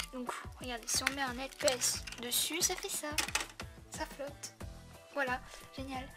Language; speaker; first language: French; native; French